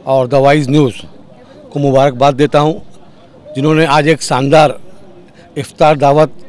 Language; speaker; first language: Hindi; non-native, local second language; Urdu